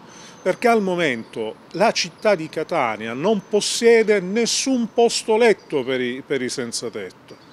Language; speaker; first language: Italian; native; Italian